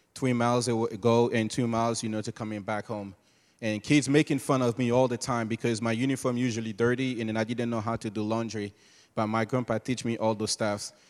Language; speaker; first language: English; non-native, fluent; Haitian Creole